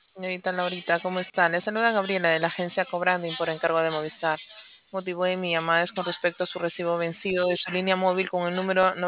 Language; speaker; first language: Spanish; native; Spanish